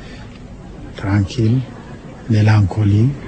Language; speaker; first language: French; non-native, learner; Amharic